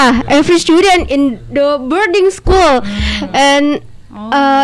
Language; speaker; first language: English; non-native, learner; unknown